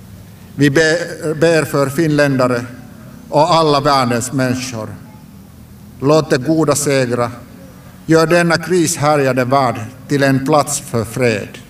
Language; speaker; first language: Swedish; non-native, local second language; Finnish